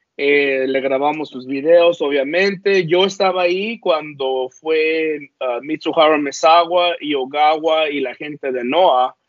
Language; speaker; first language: Spanish; early bilingual, heritage; Spanish